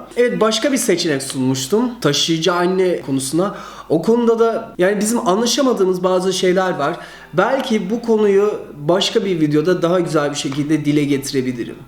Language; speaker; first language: Turkish; early bilingual, heritage; Turkish